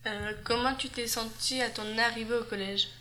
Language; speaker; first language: French; native; French